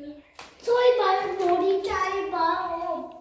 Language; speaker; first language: Korean; early bilingual, heritage; Korean